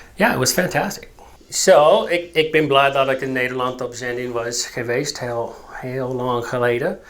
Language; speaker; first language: Dutch; non-native, learner; English